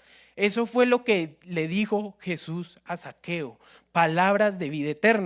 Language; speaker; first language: Spanish; native; Spanish